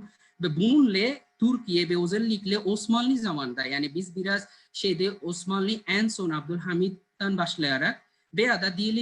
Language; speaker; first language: Turkish; non-native, learner; Bangla